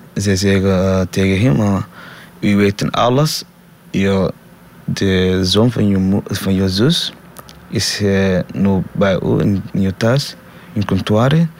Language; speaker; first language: Dutch; non-native, learner; Somali